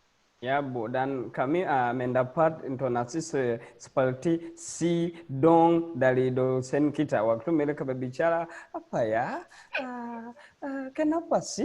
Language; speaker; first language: Indonesian; non-native, learner; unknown